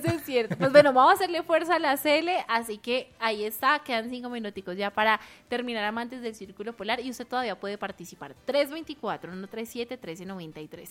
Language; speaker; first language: Spanish; native; Spanish